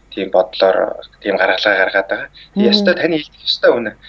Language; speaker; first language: Mongolian; native; Mongolian